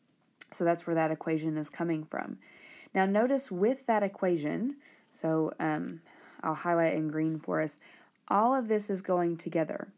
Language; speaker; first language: English; native; English